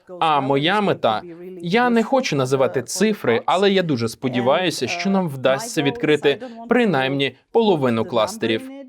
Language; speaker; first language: Ukrainian; native; Ukrainian